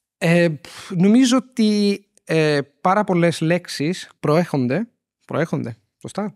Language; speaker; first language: Greek; non-native, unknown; Italian